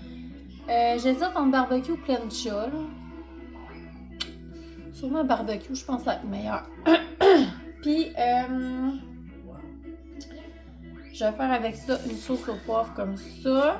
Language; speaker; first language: French; native; French